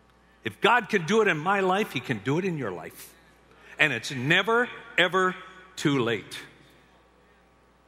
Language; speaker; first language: English; native; English